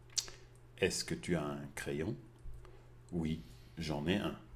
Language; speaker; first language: French; non-native, fluent; German